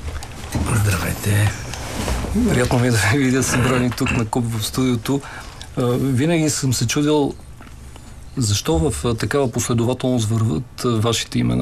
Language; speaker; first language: Bulgarian; native; Bulgarian